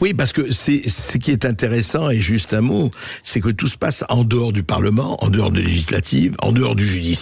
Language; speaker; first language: French; native; French